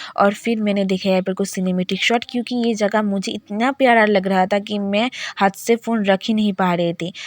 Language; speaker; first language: Hindi; non-native, local second language; Bangla